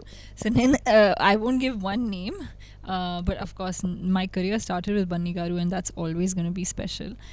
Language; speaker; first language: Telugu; non-native, local second language; Hindi